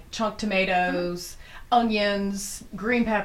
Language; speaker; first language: English; native; English